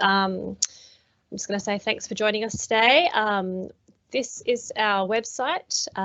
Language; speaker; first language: English; native; English